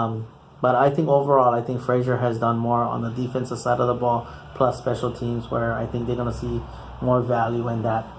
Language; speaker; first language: English; native; English